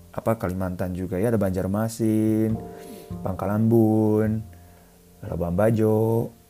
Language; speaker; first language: Indonesian; non-native, fluent; Japanese